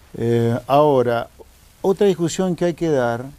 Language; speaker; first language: Spanish; native; Spanish